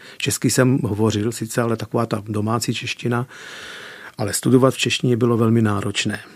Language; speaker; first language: Czech; early bilingual, heritage; Czech